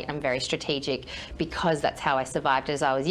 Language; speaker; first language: English; native; English